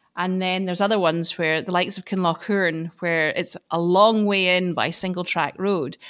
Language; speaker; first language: English; native; English